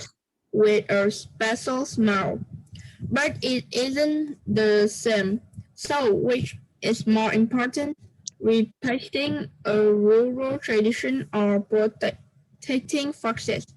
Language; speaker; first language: English; non-native, learner; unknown